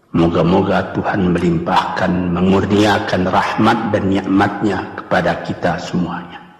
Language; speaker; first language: Indonesian; non-native, local second language; Minangkabau